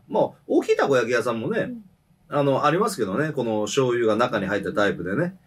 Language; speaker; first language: Japanese; native; Japanese